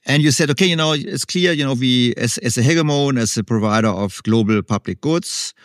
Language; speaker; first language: English; non-native, fluent; German